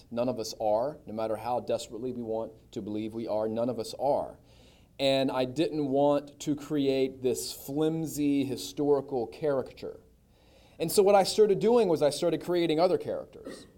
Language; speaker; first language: English; native; English